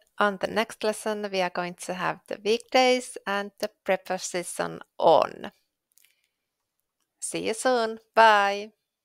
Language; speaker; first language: English; non-native, fluent; Finnish